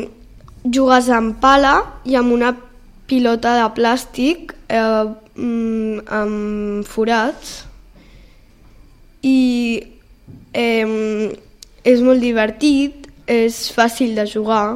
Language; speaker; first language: Catalan; non-native, local second language; Spanish